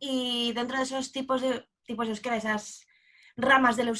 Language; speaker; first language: Spanish; native; Spanish